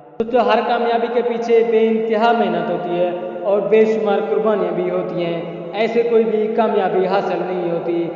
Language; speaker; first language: Urdu; native; Urdu